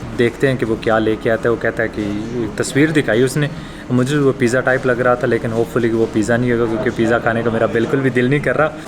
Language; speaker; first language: Urdu; non-native, local second language; Punjabi